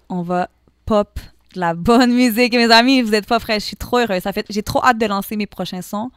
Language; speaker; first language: French; native; French